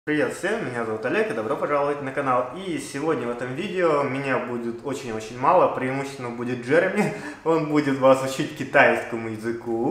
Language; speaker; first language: Russian; native; Russian